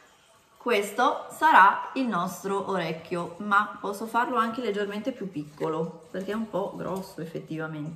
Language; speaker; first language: Italian; native; Italian